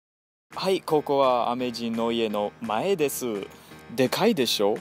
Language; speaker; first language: Japanese; non-native, fluent; English